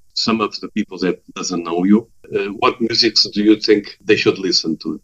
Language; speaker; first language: English; non-native, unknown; Portuguese